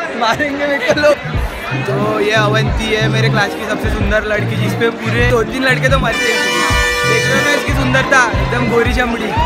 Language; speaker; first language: Hindi; non-native, local second language; Marathi